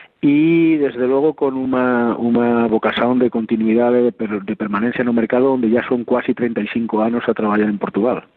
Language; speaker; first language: Spanish; native; Spanish